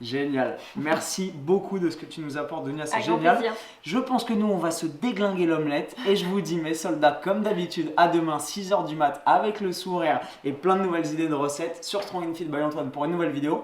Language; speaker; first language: French; native; French